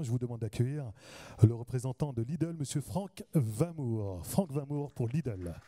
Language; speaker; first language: French; native; French